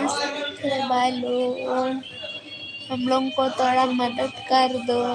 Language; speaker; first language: Hindi; non-native, local second language; Santali